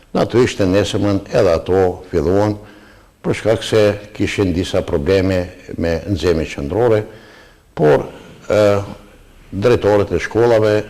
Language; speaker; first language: Albanian; native; Albanian